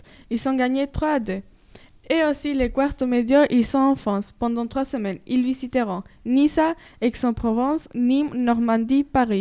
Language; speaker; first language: French; non-native, learner; Spanish